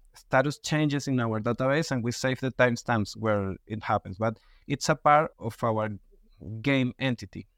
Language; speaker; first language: English; non-native, fluent; Spanish